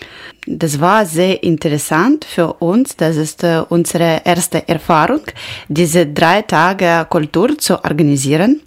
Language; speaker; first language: German; non-native, learner; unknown